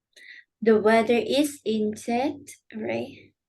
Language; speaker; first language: English; non-native, learner; Vietnamese